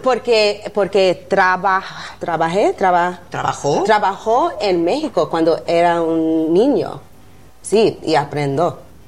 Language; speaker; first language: Spanish; non-native, learner; English